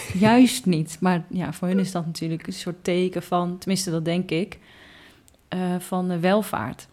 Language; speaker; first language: Dutch; native; Dutch